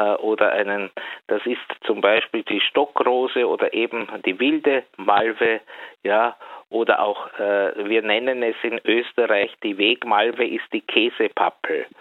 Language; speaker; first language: German; native; German